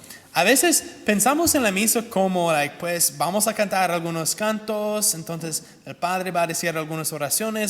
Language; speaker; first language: Spanish; non-native, fluent; English